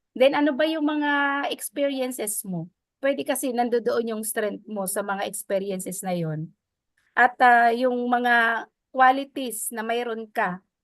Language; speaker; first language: Filipino; non-native, local second language; Waray